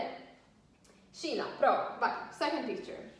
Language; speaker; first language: Italian; non-native, fluent; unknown